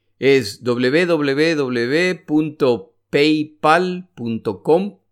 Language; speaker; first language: Spanish; native; Spanish